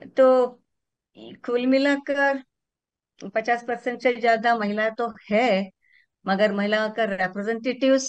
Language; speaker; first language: Hindi; non-native, local second language; Kannada